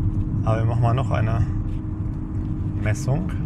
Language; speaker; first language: German; native; German